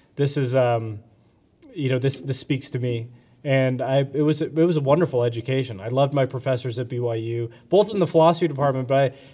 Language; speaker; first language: English; native; English